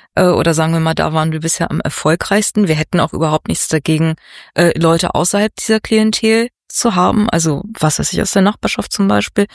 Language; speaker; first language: German; native; German